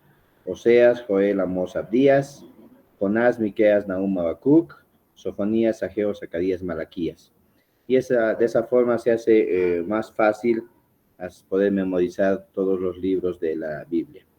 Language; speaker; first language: Spanish; native; Spanish